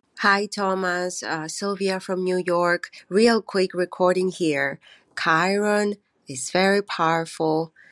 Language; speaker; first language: English; non-native, fluent; Greek